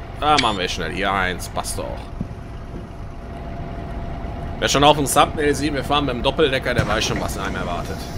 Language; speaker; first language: German; native; German